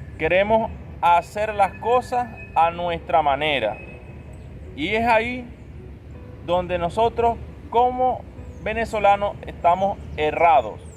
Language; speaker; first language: Spanish; native; Spanish